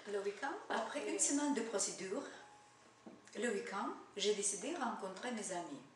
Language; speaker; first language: French; non-native, learner; Russian